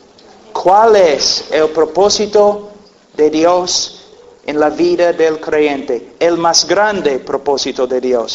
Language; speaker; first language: Spanish; non-native, fluent; English